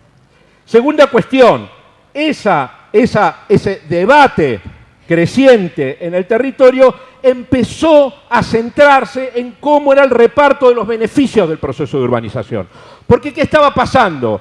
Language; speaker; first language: Spanish; native; Spanish